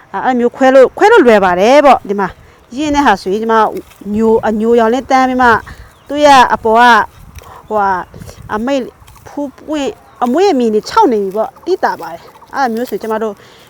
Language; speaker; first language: Burmese; non-native, local second language; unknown